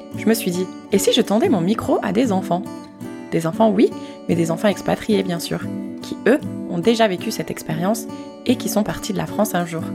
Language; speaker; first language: French; native; French